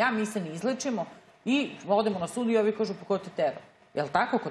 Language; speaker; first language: Serbian; native; Serbian